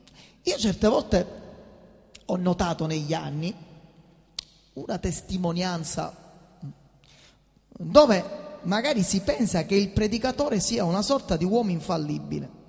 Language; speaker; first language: Italian; native; Italian